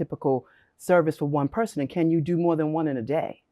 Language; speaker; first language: English; native; English